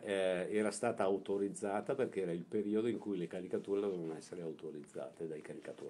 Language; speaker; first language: Italian; native; Italian